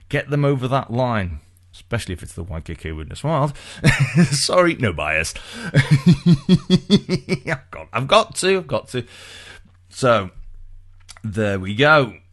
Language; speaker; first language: English; native; English